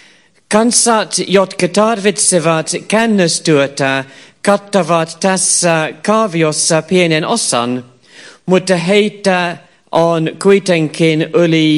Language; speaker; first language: Finnish; non-native, fluent; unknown